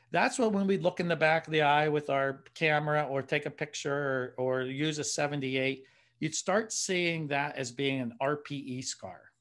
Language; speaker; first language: English; native; English